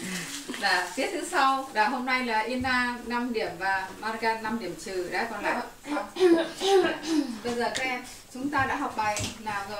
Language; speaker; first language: Vietnamese; native; Vietnamese